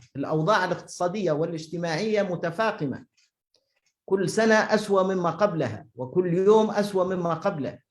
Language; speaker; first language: Arabic; native; Arabic